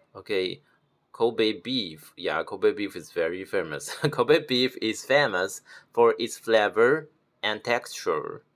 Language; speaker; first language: English; non-native, fluent; Chinese